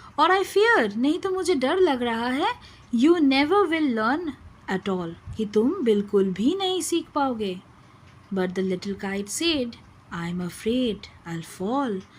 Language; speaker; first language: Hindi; non-native, local second language; Bangla